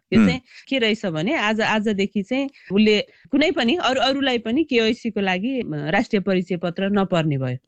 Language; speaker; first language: Nepali; native; Nepali